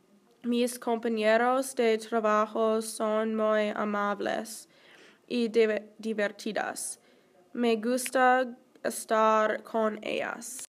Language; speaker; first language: Spanish; non-native, learner; English